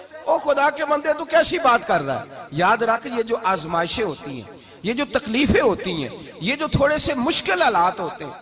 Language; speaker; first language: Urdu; non-native, local second language; Punjabi